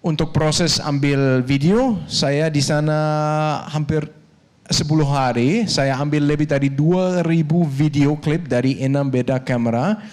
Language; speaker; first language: Indonesian; non-native, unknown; Danish